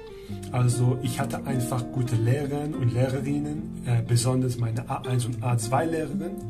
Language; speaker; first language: German; non-native, learner; Persian